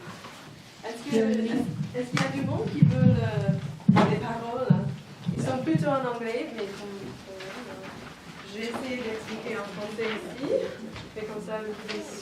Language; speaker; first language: French; non-native, fluent; English